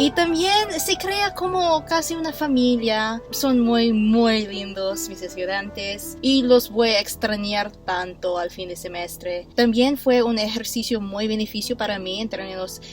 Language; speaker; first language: Spanish; non-native, fluent; English